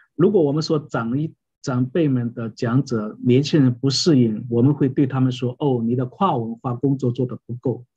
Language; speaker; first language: Chinese; native; Chinese